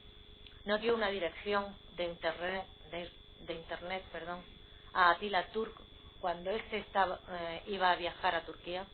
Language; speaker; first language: Spanish; native; Spanish